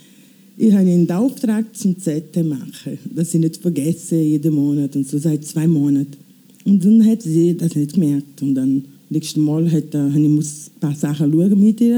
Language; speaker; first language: German; non-native, learner; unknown